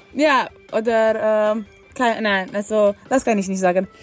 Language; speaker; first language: German; non-native, learner; Romanian